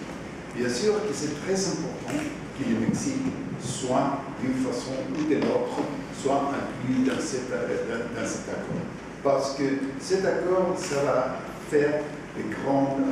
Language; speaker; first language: French; non-native, fluent; Spanish